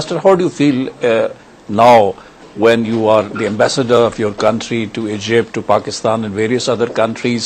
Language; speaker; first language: English; non-native, local second language; Urdu